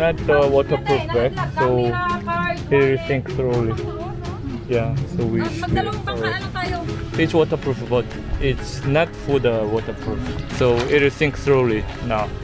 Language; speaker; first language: English; non-native, learner; Korean